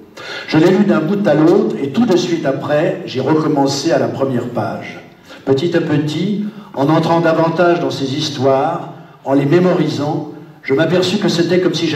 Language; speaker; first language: French; native; French